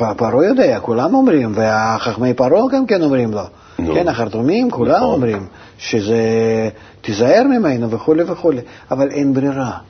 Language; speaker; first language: Hebrew; non-native, fluent; Russian